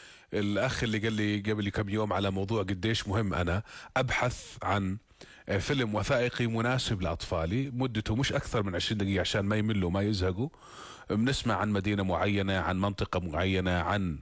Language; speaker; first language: Arabic; native; Arabic